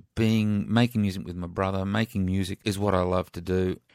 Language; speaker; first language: English; native; English